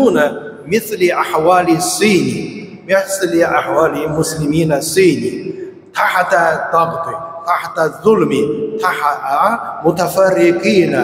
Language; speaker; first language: Arabic; non-native, fluent; Chinese